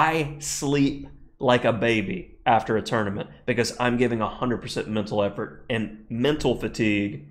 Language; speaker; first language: English; native; English